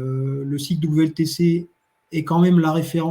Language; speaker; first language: French; native; French